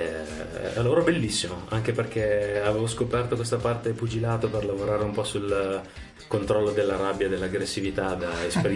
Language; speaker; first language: Italian; native; Italian